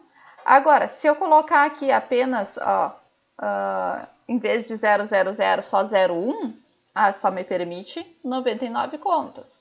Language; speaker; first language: Portuguese; native; Portuguese